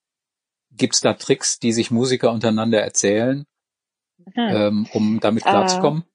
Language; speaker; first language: German; native; German